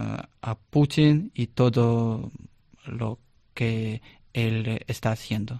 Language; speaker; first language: Spanish; non-native, learner; Russian